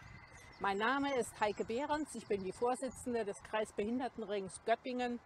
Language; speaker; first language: German; native; German